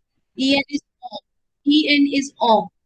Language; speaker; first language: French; non-native, fluent; Hindi